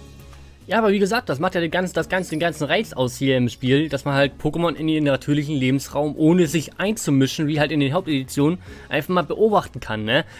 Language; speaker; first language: German; native; German